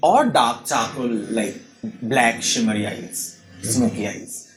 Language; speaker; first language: English; non-native, local second language; Bangla